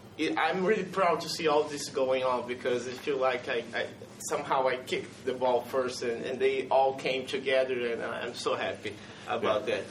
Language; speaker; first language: English; non-native, fluent; Portuguese